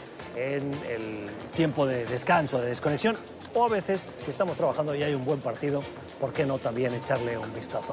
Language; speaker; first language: Spanish; native; Spanish